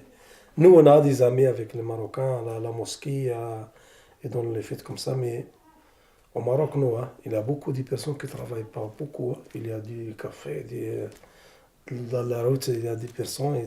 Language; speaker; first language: French; non-native, learner; Arabic